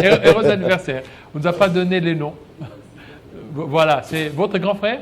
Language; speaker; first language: French; non-native, local second language; Lingala